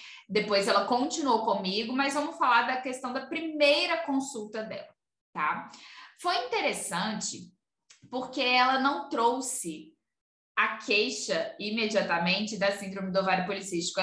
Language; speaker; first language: Portuguese; native; Portuguese